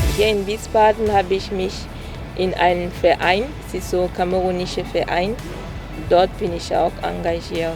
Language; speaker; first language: German; non-native, fluent; French